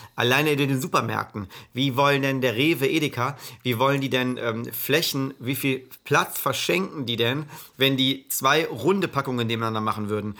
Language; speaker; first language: German; early bilingual, other home language; Italian